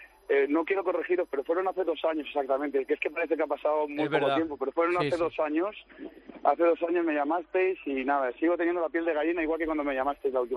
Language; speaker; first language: Spanish; native; Spanish